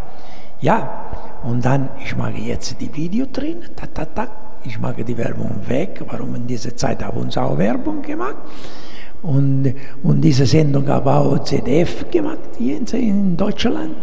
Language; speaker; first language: German; non-native, learner; Italian